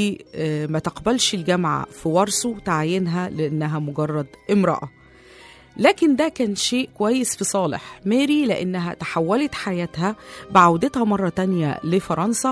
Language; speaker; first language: Arabic; native; Arabic